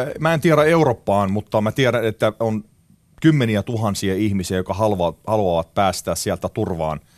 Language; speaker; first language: Finnish; non-native, fluent; Arabic